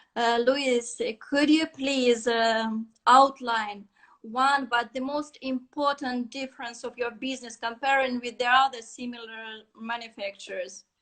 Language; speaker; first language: English; non-native, fluent; Russian